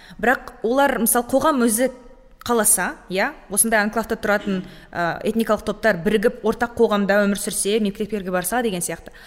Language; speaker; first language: Kazakh; native; Kazakh